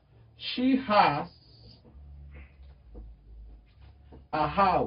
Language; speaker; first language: English; non-native, fluent; Spanish